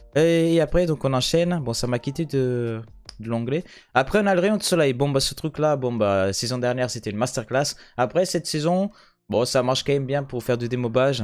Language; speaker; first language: French; native; French